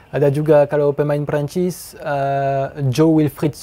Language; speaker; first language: Indonesian; non-native, fluent; French